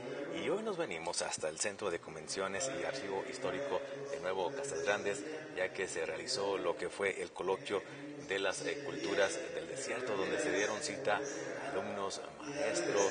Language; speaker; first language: Spanish; native; Spanish